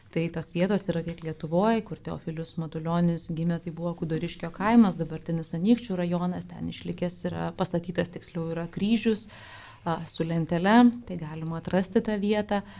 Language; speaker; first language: Lithuanian; native; Lithuanian